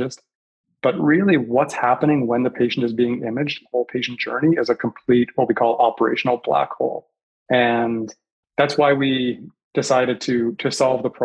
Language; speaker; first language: English; native; English